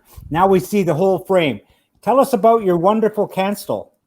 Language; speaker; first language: English; native; English